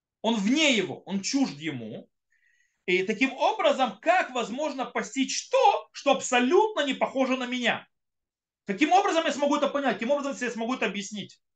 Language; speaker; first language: Russian; early bilingual, heritage; Russian